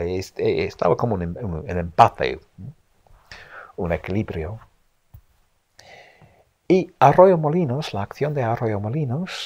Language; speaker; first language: Spanish; non-native, fluent; English